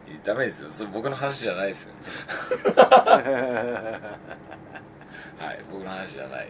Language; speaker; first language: Japanese; native; Japanese